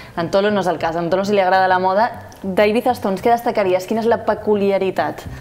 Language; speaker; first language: Catalan; native; Catalan